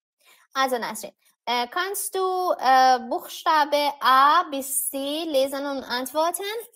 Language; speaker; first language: German; non-native, fluent; Persian